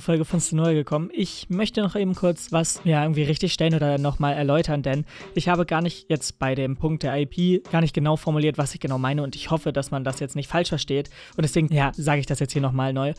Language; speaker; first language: German; native; German